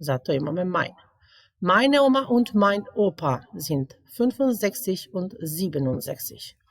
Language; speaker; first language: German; non-native, fluent; Macedonian